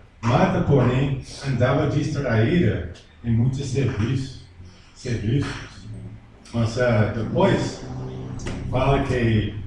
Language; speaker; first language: Portuguese; non-native, fluent; English